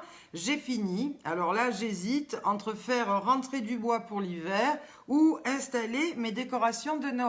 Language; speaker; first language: French; native; French